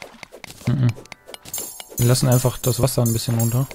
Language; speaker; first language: German; native; German